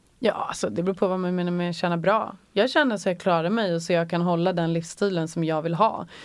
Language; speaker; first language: Swedish; native; Swedish